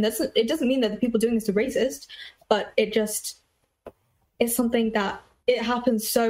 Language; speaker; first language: English; native; English